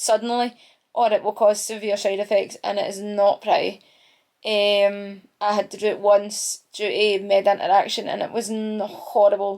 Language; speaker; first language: English; native; English